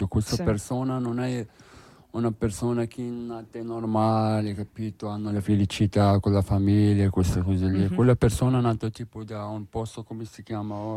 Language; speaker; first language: Italian; non-native, learner; Arabic